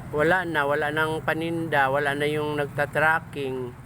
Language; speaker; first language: Filipino; non-native, local second language; Cebuano